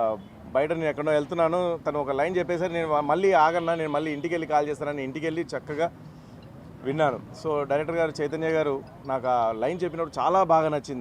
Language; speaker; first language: Telugu; native; Telugu